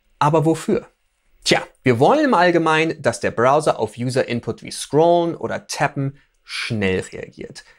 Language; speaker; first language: German; native; German